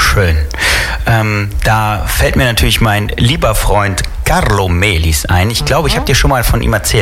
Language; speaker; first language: German; native; German